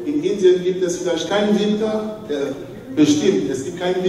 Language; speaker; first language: German; non-native, learner; French